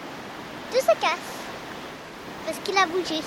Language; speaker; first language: French; native; French